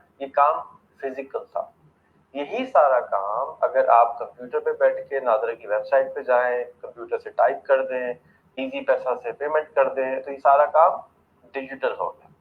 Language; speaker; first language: Urdu; native; Urdu